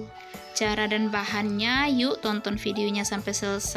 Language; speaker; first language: Indonesian; native; Indonesian